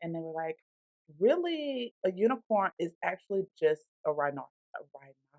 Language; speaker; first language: English; native; English